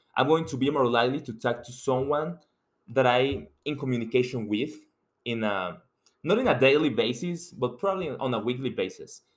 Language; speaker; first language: English; non-native, fluent; Spanish